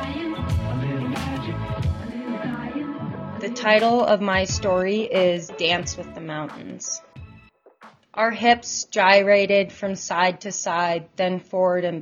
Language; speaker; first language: English; native; English